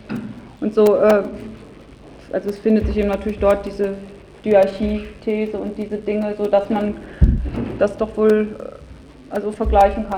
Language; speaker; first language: German; native; German